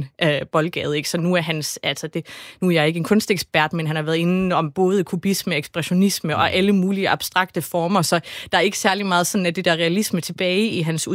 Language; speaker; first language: Danish; native; Danish